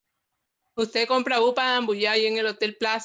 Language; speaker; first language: Spanish; native; Spanish